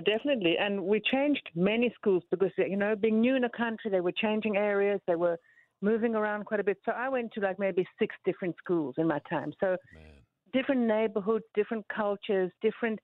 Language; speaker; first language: English; native; English